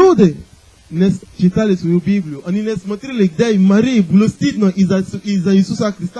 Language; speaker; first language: Russian; non-native, fluent; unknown